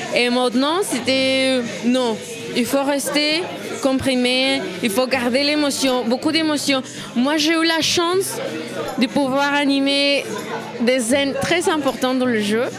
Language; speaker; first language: French; non-native, fluent; Spanish